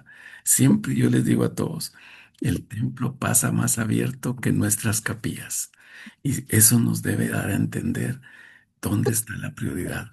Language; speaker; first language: Spanish; native; Spanish